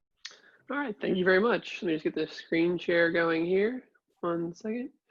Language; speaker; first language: English; native; English